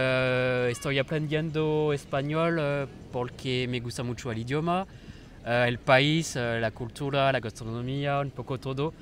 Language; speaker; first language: Spanish; non-native, learner; French